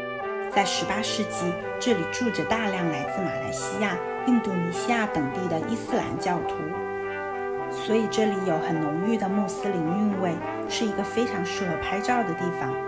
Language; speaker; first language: Chinese; native; Chinese